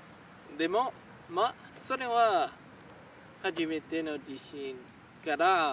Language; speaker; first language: Japanese; non-native, learner; French